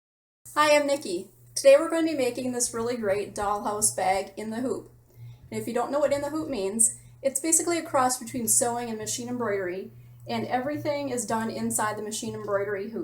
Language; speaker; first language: English; native; English